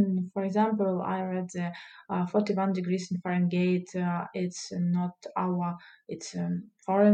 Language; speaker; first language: English; non-native, learner; Russian